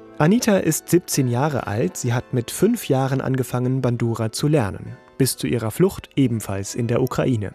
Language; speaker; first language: German; native; German